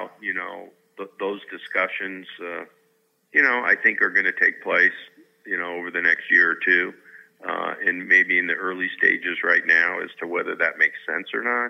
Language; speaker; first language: English; native; English